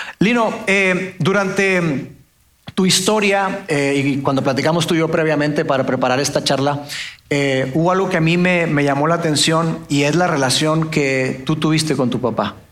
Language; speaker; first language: Spanish; native; Spanish